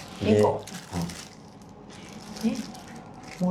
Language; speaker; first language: Korean; non-native, learner; Vietnamese